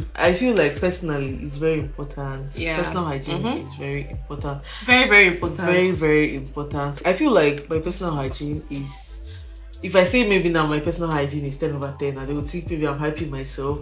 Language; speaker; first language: English; non-native, local second language; Igbo